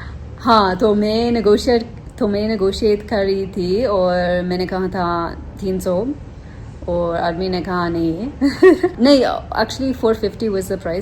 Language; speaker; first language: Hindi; non-native, learner; English